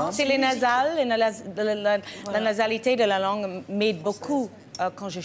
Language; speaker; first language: French; non-native, fluent; English